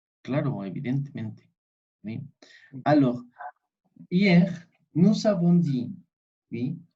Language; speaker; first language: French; non-native, fluent; Spanish